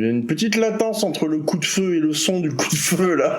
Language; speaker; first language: French; native; French